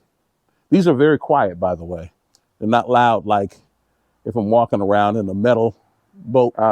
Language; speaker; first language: English; native; English